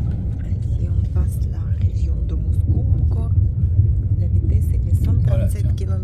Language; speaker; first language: French; non-native, fluent; Russian